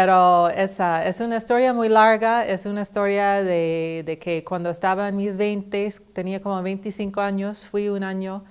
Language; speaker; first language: Spanish; non-native, fluent; English